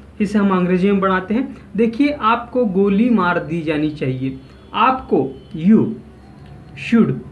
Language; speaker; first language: Hindi; non-native, local second language; Marathi